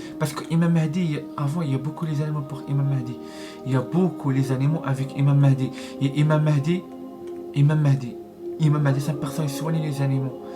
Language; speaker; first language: French; non-native, learner; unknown